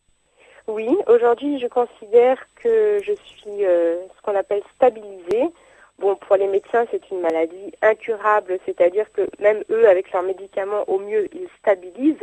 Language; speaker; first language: French; native; French